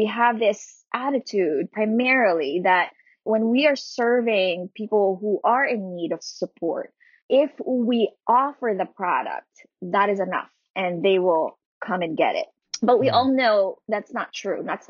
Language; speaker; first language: English; non-native, local second language; Filipino